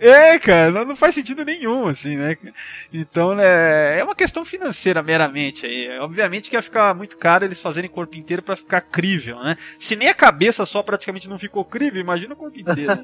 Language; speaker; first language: Portuguese; native; Portuguese